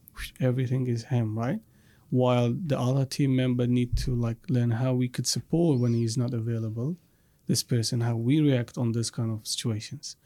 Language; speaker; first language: English; non-native, fluent; Arabic